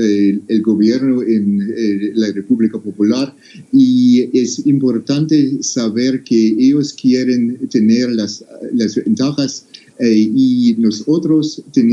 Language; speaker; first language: Spanish; non-native, fluent; English